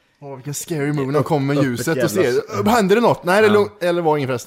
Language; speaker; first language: Swedish; native; Swedish